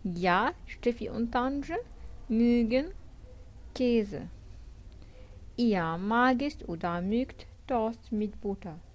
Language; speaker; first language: German; non-native, fluent; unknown